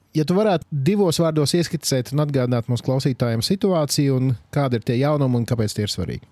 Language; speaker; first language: Latvian; native; Latvian